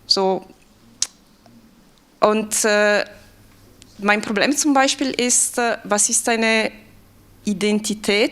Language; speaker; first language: German; non-native, fluent; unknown